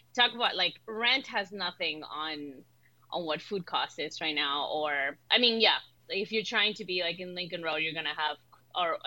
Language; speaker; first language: English; early bilingual, other home language; Spanish